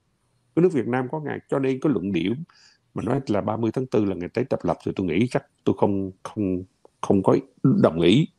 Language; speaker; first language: Vietnamese; native; Vietnamese